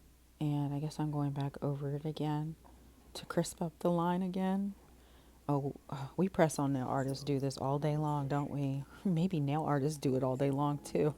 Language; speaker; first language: English; native; English